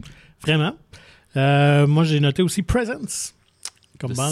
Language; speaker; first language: French; native; French